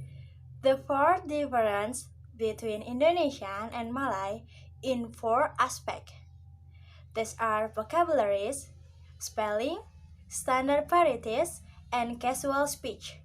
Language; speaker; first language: English; non-native, learner; Indonesian